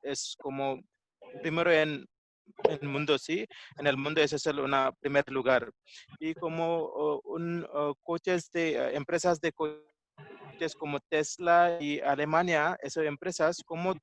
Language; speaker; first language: Spanish; non-native, learner; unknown